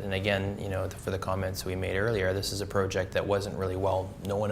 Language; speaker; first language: English; native; English